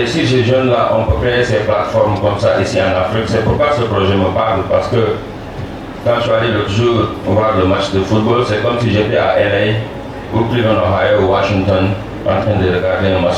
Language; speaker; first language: French; non-native, local second language; Wolof